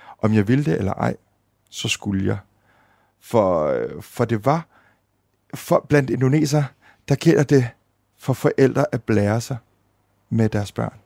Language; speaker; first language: Danish; early bilingual, other home language; Indonesian